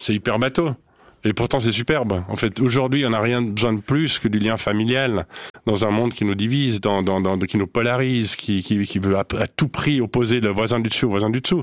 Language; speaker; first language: French; non-native, local second language; Swiss German